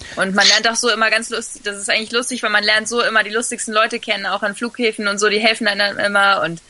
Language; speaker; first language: German; early bilingual, other home language; Spanish